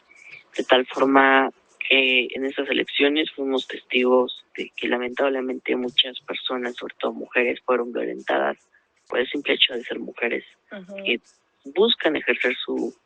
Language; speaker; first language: Spanish; native; Spanish